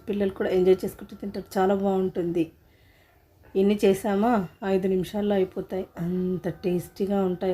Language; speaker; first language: Telugu; native; Telugu